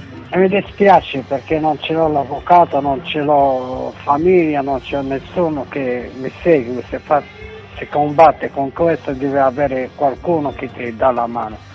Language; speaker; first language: Italian; non-native, fluent; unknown